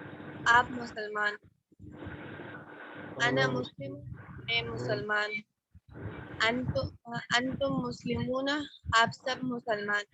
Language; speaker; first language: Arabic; non-native, learner; Urdu